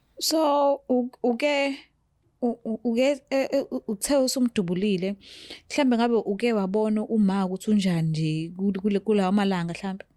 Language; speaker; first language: Zulu; native; Zulu